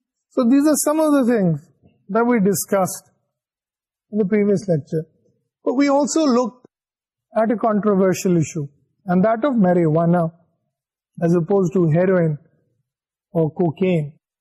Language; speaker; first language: English; non-native, local second language; Urdu